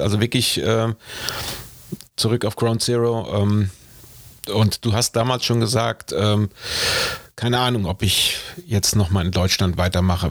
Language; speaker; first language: German; native; German